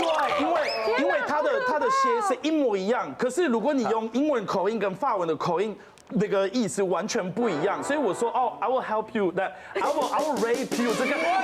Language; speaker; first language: Chinese; non-native, fluent; French